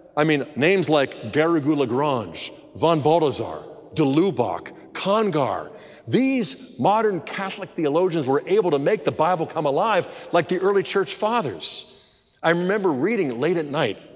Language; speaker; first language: English; native; English